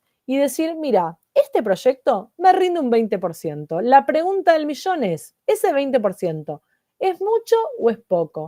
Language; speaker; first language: Spanish; native; Spanish